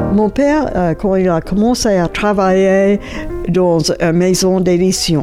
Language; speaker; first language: French; non-native, fluent; English